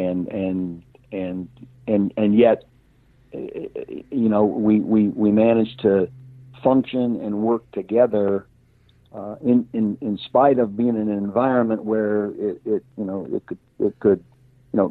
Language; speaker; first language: English; native; English